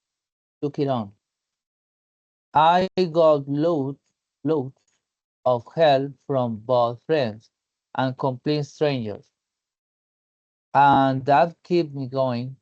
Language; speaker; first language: English; non-native, learner; Spanish